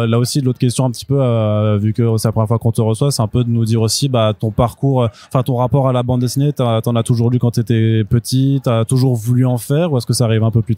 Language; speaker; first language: French; native; French